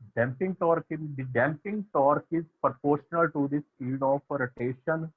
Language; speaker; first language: English; non-native, local second language; Punjabi